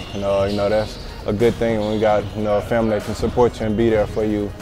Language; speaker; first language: English; native; English